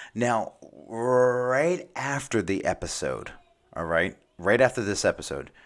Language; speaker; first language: English; native; English